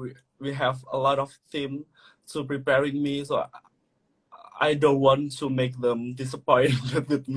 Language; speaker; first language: English; non-native, learner; Indonesian